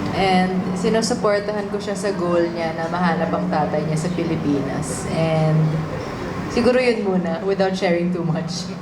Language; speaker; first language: Filipino; native; Filipino